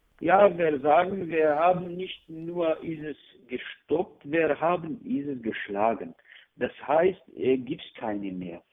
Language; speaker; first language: German; non-native, learner; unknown